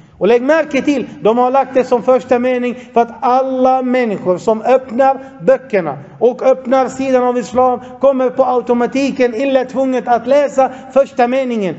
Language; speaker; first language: Swedish; non-native, fluent; Arabic